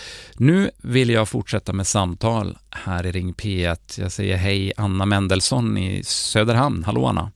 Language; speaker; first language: Swedish; native; Swedish